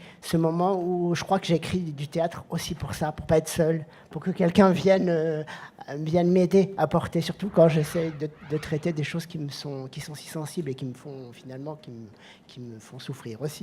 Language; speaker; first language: French; native; French